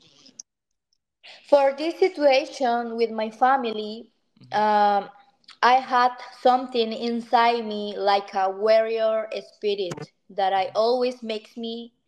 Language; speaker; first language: English; non-native, learner; Spanish